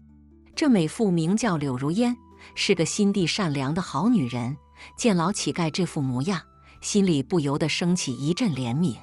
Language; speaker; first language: Chinese; native; Chinese